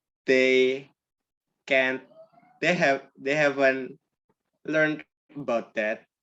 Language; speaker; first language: English; non-native, learner; Indonesian